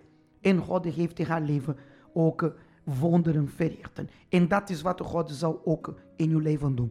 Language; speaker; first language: Dutch; non-native, fluent; Portuguese